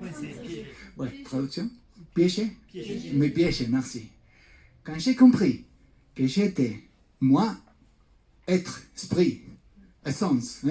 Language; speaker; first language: French; non-native, fluent; Spanish